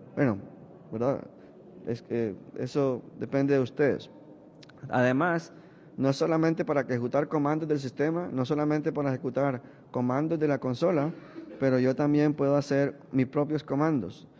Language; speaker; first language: Spanish; native; Spanish